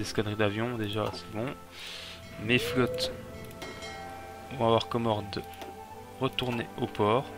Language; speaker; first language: French; native; French